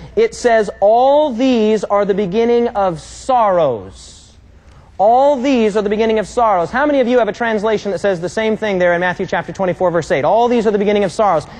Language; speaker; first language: English; native; English